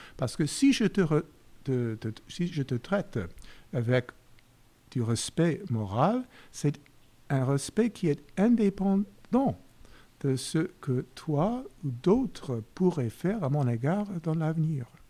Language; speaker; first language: French; non-native, fluent; English